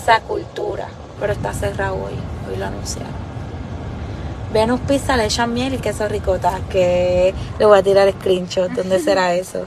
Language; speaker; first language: Spanish; native; Spanish